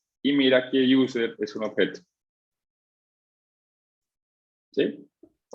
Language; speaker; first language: Spanish; native; Spanish